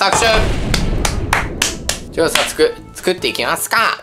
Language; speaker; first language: Japanese; native; Japanese